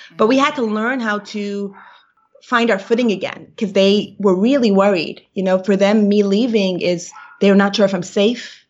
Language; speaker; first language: English; native; English